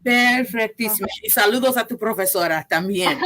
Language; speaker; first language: Spanish; non-native, fluent; English